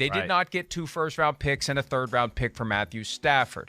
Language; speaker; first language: English; native; English